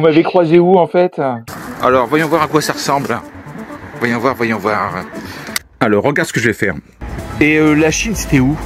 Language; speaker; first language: French; native; French